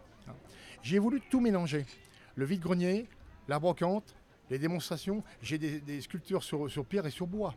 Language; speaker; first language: French; native; French